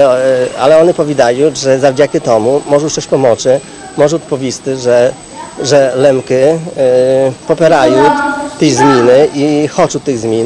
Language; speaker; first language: Polish; non-native, local second language; Rusyn